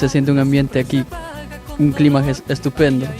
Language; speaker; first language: Spanish; native; Spanish